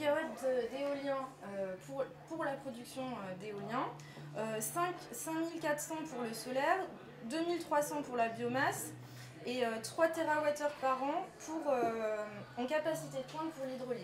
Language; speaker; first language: French; native; French